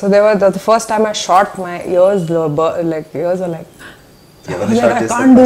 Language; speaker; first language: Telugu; non-native, learner; Hindi